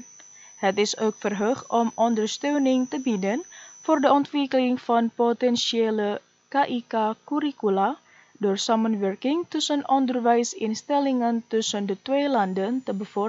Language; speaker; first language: Dutch; non-native, fluent; Indonesian